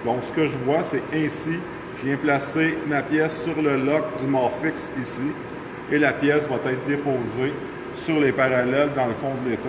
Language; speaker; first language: French; native; French